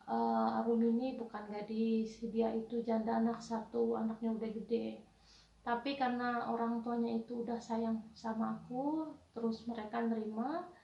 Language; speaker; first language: Indonesian; non-native, local second language; Javanese